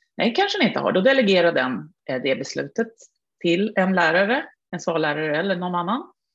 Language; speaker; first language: Swedish; native; Swedish